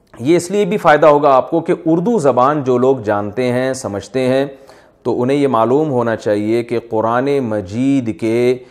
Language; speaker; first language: Urdu; native; Urdu